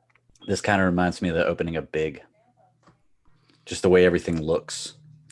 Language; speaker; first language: English; native; English